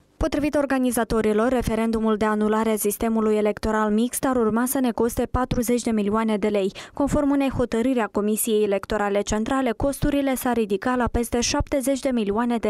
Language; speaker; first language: Romanian; native; Romanian